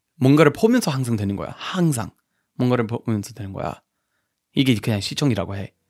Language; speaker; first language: Korean; non-native, fluent; English